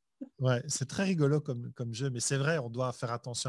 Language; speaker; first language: French; native; French